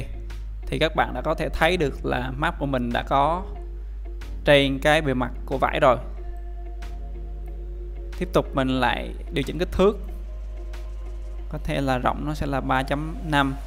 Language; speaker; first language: Vietnamese; native; Vietnamese